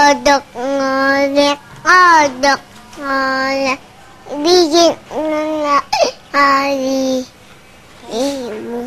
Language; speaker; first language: Indonesian; native; Indonesian